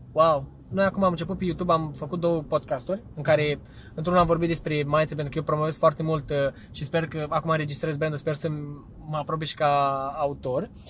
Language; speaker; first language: Romanian; early bilingual, heritage; Romanian